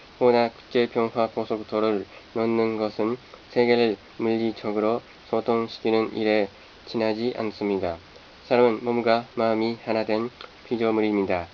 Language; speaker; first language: Korean; non-native, fluent; Japanese